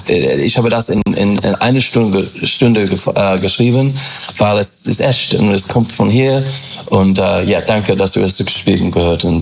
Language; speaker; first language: German; non-native, learner; English